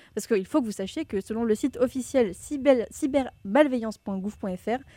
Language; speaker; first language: French; native; French